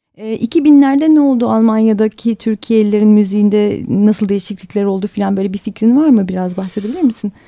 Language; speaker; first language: Turkish; native; Turkish